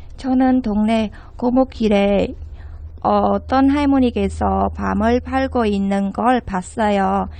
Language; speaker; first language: Korean; non-native, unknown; Khmer